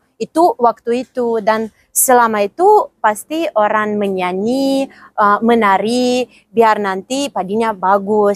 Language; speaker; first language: Indonesian; non-native, fluent; Ukrainian